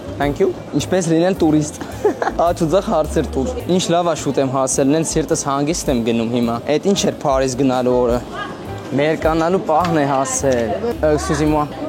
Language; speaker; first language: Armenian; early bilingual, heritage; Armenian